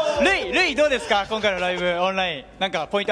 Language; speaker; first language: Japanese; native; Japanese